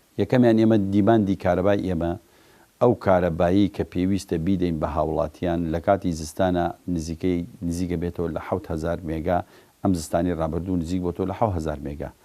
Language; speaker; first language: Central Kurdish; native; Central Kurdish